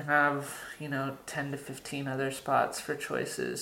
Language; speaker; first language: English; native; English